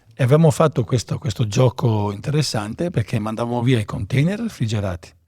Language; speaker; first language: Italian; native; Italian